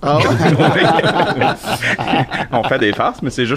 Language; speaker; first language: French; native; French